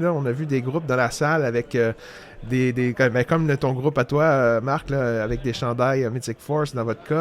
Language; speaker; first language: French; native; French